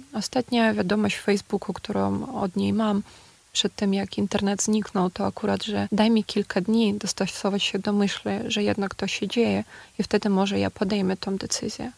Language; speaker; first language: Polish; non-native, fluent; Ukrainian